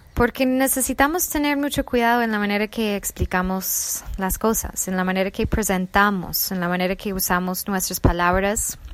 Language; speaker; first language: Spanish; non-native, fluent; English